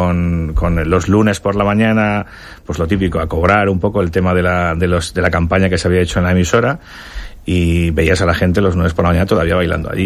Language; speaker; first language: Spanish; native; Spanish